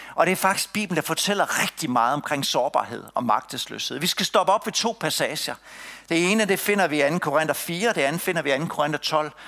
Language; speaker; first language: Danish; native; Danish